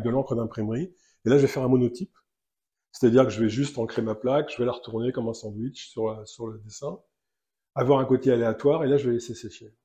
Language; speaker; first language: French; native; French